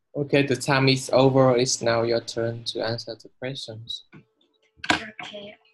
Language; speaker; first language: English; non-native, learner; Vietnamese